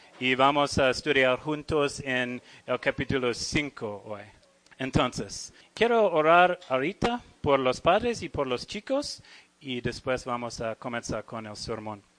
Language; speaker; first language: Spanish; non-native, learner; English